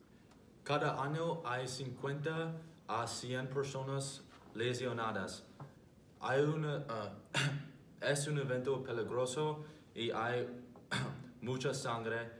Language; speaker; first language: Spanish; non-native, learner; English